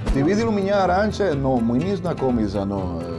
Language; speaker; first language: Russian; non-native, learner; Spanish